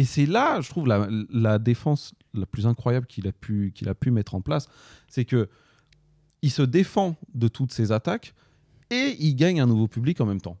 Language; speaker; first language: French; native; French